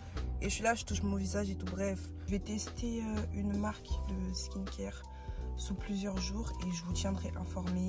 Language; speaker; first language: French; native; French